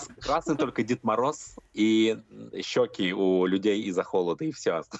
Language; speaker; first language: Russian; native; Russian